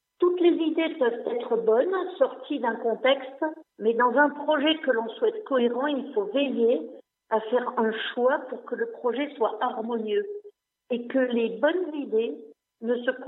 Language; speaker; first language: French; non-native, local second language; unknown